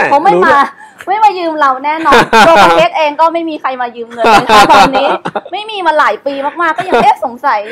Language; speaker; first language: Thai; native; Thai